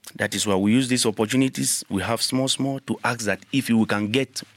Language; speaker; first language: English; non-native, learner; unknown